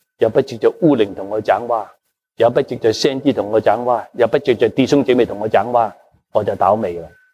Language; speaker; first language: Chinese; non-native, local second language; Cantonese